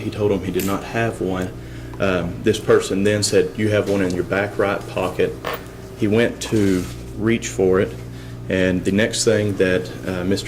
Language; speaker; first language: English; native; English